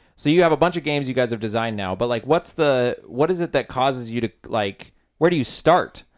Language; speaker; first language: English; native; English